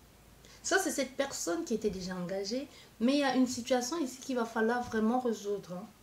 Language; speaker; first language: French; native; French